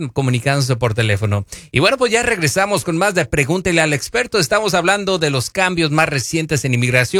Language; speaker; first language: Spanish; native; Spanish